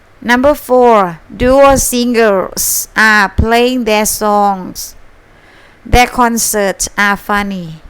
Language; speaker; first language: English; non-native, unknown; Thai